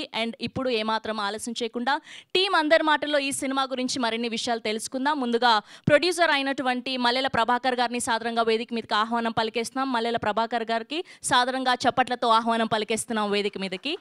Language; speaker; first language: Telugu; native; Telugu